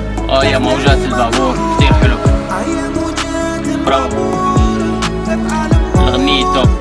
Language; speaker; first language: Arabic; native; Arabic